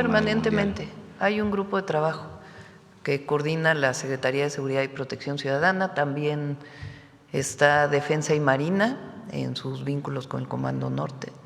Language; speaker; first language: Spanish; native; Spanish